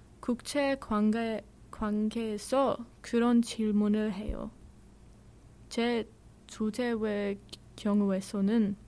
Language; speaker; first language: Korean; non-native, learner; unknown